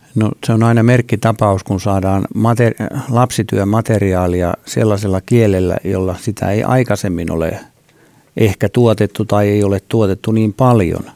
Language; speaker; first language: Finnish; native; Finnish